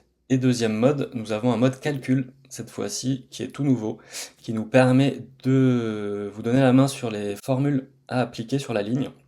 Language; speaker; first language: French; native; French